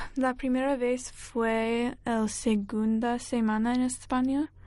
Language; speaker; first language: Spanish; non-native, learner; English